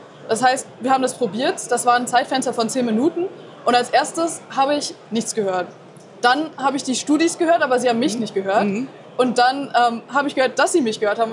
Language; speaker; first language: German; native; German